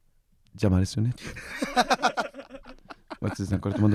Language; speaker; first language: Japanese; native; Japanese